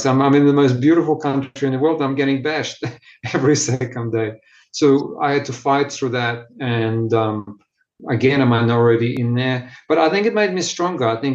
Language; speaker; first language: English; non-native, fluent; Ukrainian